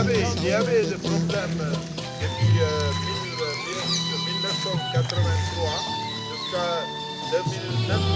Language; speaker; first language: French; non-native, fluent; Sinhala